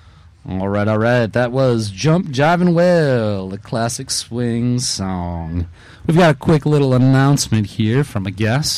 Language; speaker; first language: English; native; English